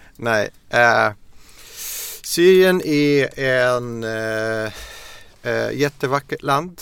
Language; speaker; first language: Swedish; non-native, fluent; Arabic